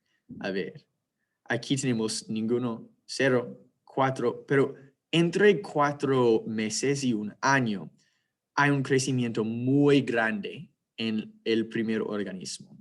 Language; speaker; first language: Spanish; non-native, fluent; English